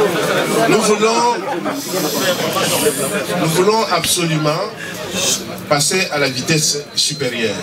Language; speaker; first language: French; non-native, local second language; Lingala